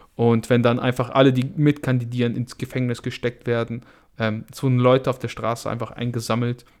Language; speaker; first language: German; non-native, fluent; Russian